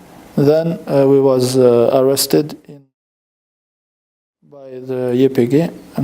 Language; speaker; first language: English; non-native, fluent; French